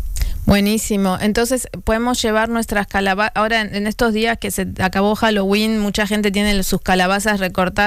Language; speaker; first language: Spanish; native; Spanish